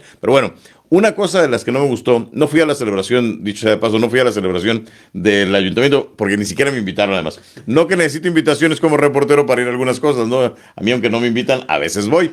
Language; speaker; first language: Spanish; native; Spanish